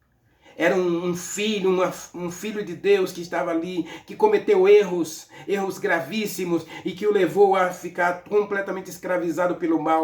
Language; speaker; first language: Portuguese; native; Portuguese